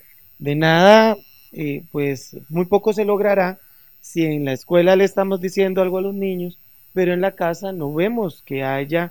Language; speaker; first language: Spanish; native; Spanish